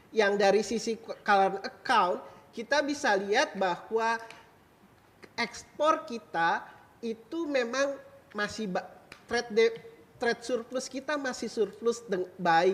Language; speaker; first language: Indonesian; native; Indonesian